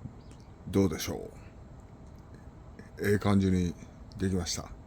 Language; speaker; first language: Japanese; native; Japanese